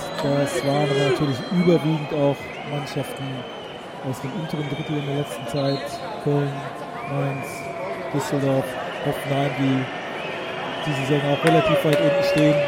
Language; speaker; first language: German; native; German